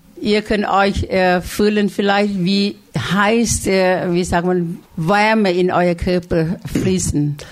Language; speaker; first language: German; non-native, fluent; Thai